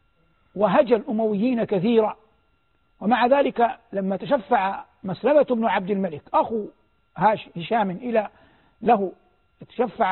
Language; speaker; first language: Arabic; native; Arabic